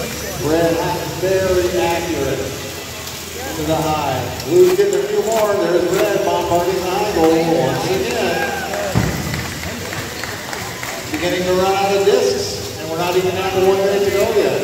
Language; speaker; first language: English; native; English